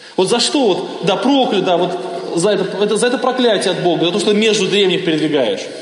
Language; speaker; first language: Russian; native; Russian